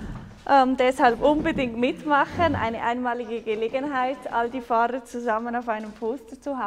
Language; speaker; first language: German; native; German